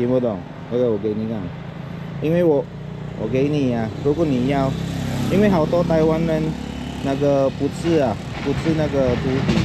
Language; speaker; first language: Chinese; non-native, learner; Filipino